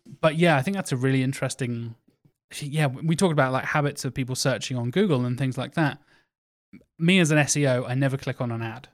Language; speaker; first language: English; native; English